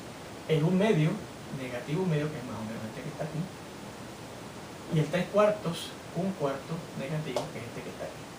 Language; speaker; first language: Spanish; native; Spanish